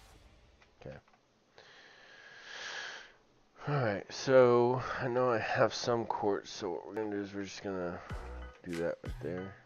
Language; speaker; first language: English; native; English